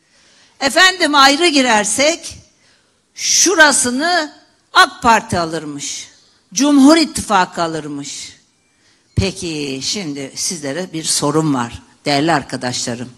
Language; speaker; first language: Turkish; native; Turkish